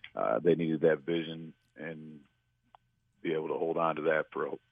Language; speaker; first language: English; native; English